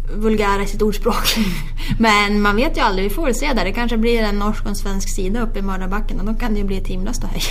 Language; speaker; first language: Swedish; native; Swedish